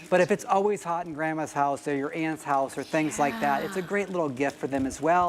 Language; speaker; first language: English; native; English